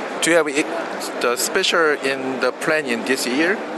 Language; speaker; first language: English; non-native, learner; Korean